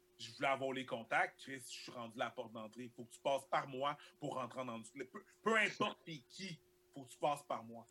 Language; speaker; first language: French; early bilingual, other home language; Haitian Creole